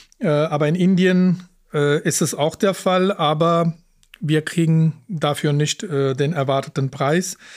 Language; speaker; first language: German; early bilingual, other home language; Punjabi